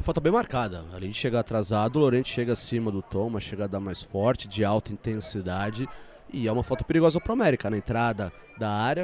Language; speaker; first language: Portuguese; native; Portuguese